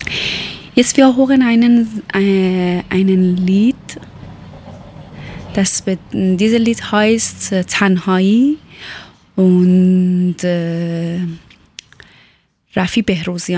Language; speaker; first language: German; non-native, learner; Persian